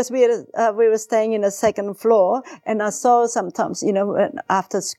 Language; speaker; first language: English; non-native, fluent; Javanese